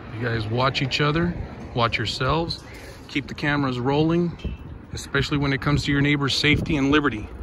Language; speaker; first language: English; early bilingual, other home language; Spanish